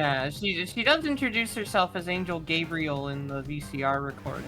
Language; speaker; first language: English; native; English